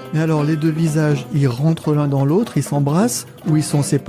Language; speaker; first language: French; native; French